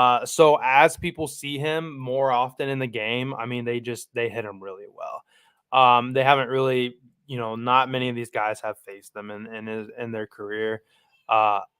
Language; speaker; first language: English; native; English